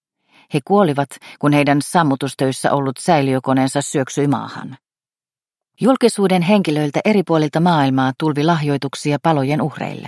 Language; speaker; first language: Finnish; native; Finnish